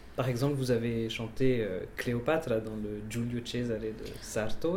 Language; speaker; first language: French; native; French